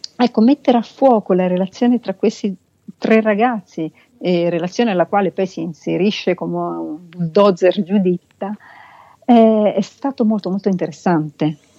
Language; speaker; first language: Italian; native; Italian